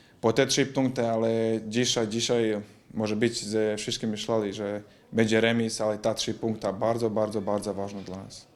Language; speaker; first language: Polish; non-native, learner; Croatian